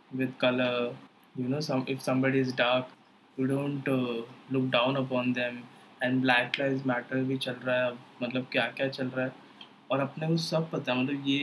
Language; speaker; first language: Hindi; native; Hindi